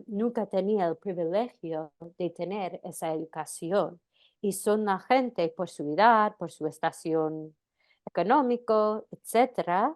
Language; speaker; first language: Spanish; non-native, fluent; English